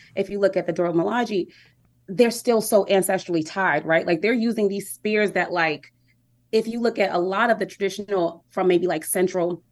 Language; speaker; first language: English; native; English